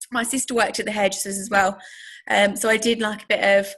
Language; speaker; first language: English; native; English